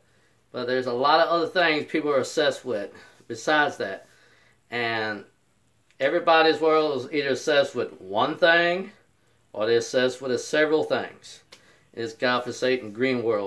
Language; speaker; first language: English; native; English